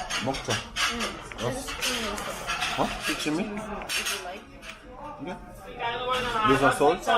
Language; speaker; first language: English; non-native, fluent; Korean